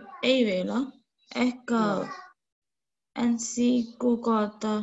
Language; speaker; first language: Finnish; non-native, learner; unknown